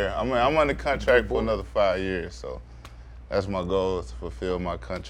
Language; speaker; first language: English; native; English